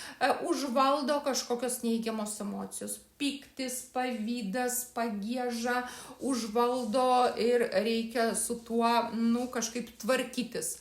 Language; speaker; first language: Lithuanian; native; Lithuanian